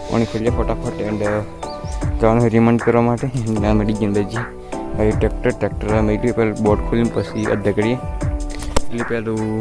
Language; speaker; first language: Gujarati; native; Gujarati